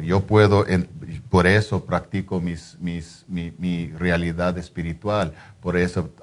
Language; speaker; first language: Spanish; non-native, fluent; English